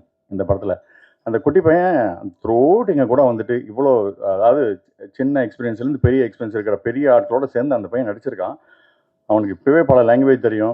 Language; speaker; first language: Tamil; native; Tamil